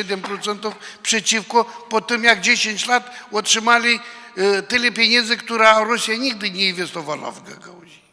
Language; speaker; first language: Polish; non-native, fluent; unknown